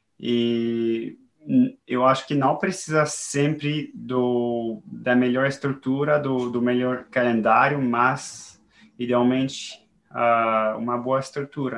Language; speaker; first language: Portuguese; non-native, fluent; French